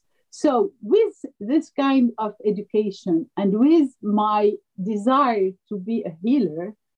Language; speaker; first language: English; non-native, fluent; French